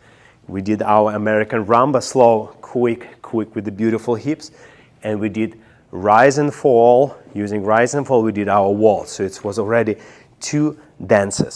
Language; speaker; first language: English; non-native, fluent; Russian